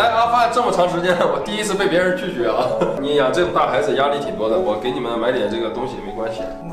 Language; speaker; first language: Chinese; native; Chinese